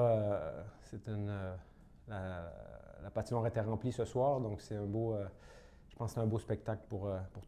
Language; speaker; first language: French; native; French